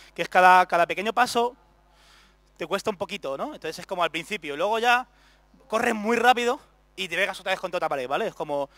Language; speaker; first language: Spanish; native; Spanish